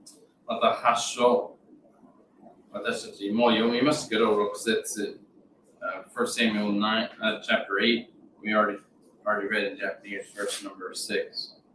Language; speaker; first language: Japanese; non-native, fluent; English